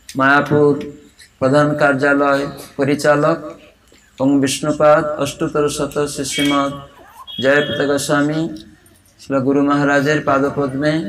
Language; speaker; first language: Bangla; non-native, fluent; Odia